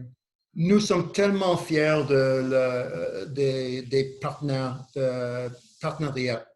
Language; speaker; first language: French; non-native, learner; English